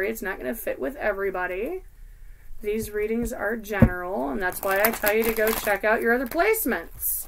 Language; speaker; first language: English; native; English